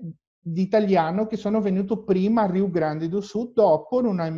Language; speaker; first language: Italian; non-native, learner; Portuguese